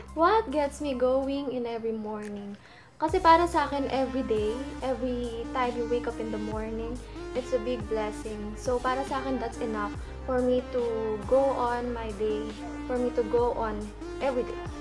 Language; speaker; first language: English; non-native, local second language; Filipino